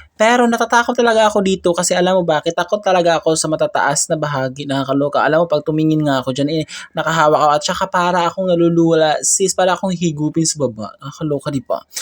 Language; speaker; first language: Filipino; native; Filipino